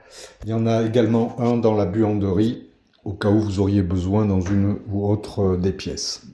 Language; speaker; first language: French; native; French